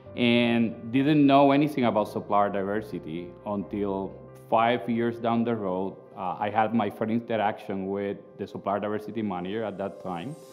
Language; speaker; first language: English; non-native, local second language; Spanish